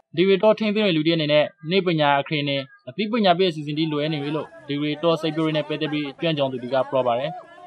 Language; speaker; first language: Burmese; native; Burmese